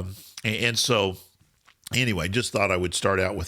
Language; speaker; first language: English; native; English